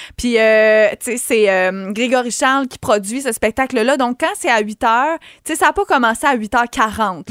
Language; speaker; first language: French; native; French